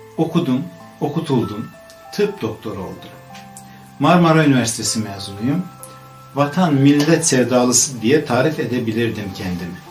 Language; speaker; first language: Turkish; native; Turkish